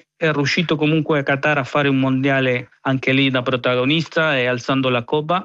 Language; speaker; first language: Italian; non-native, fluent; Spanish